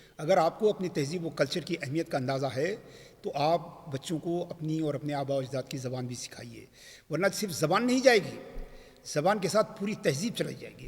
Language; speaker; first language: Urdu; native; Urdu